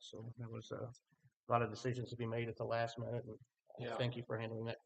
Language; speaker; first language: English; native; English